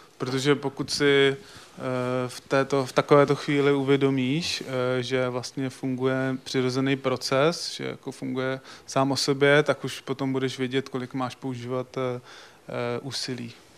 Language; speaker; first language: Czech; native; Czech